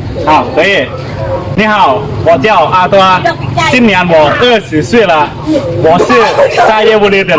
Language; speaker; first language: Chinese; non-native, learner; Lao